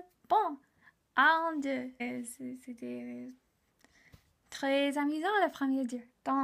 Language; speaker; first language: French; non-native, learner; English